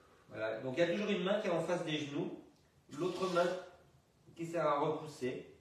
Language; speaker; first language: French; native; French